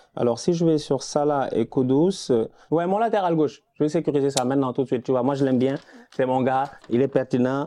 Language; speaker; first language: French; non-native, local second language; Wolof